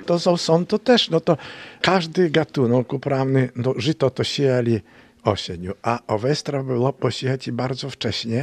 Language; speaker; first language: Polish; non-native, local second language; Ukrainian